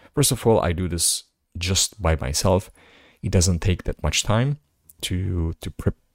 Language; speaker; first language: English; non-native, fluent; Slovak